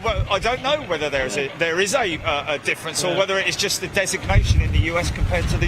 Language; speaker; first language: English; native; English